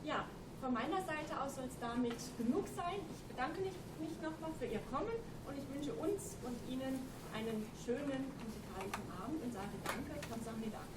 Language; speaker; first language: German; native; German